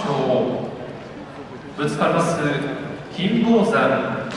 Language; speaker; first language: Japanese; native; Japanese